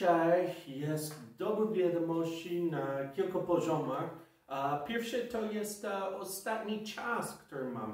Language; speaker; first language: Polish; non-native, fluent; English